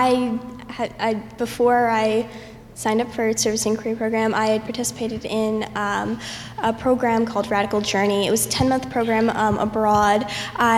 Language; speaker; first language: English; native; English